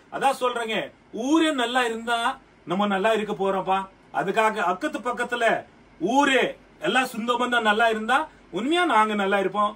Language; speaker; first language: Tamil; non-native, local second language; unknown